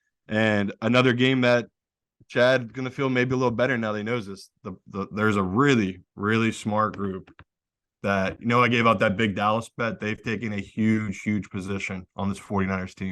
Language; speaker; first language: English; native; English